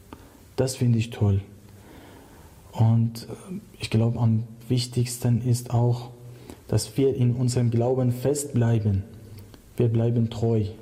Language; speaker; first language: German; non-native, learner; Persian